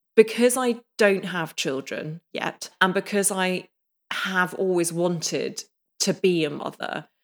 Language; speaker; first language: English; native; English